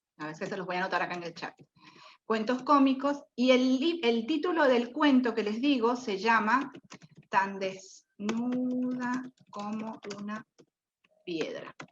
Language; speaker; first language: Spanish; native; Spanish